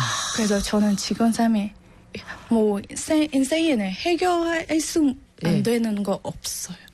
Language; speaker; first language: Korean; non-native, learner; Burmese